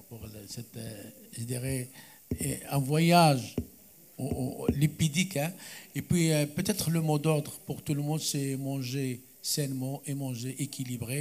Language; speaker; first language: French; non-native, local second language; Arabic